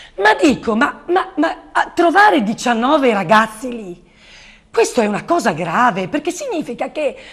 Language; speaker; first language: Italian; native; Italian